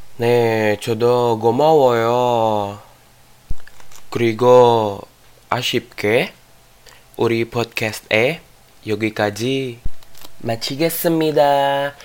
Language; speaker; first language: Korean; non-native, learner; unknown